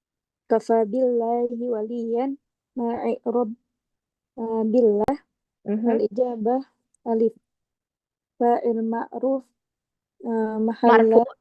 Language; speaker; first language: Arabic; non-native, learner; Indonesian